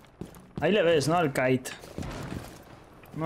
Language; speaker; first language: Spanish; native; Spanish